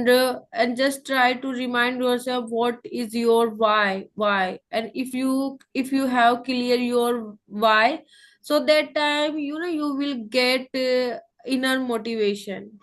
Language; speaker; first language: English; non-native, local second language; Hindi